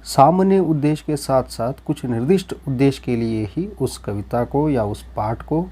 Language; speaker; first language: Hindi; non-native, local second language; Kannada